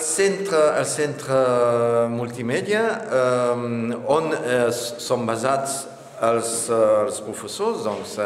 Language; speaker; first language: Catalan; non-native, local second language; French